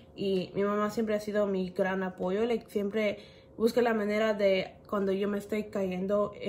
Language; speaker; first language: Spanish; early bilingual, heritage; Spanish